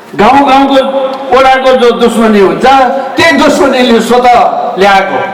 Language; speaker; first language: Nepali; native; Nepali